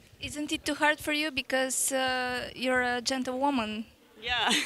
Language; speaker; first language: English; non-native, learner; Bulgarian